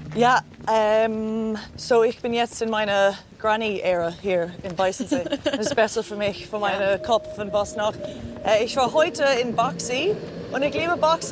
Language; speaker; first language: German; non-native, learner; English